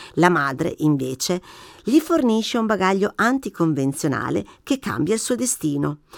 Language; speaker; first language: Italian; native; Italian